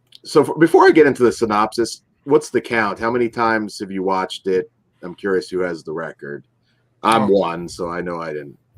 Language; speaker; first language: English; native; English